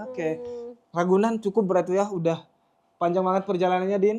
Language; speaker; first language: Indonesian; native; Indonesian